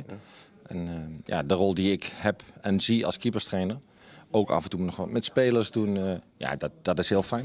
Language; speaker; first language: Dutch; native; Dutch